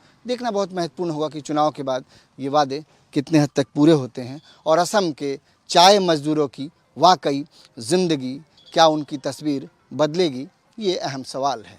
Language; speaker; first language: Hindi; native; Hindi